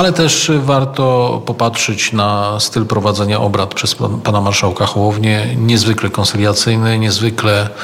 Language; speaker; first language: Polish; native; Polish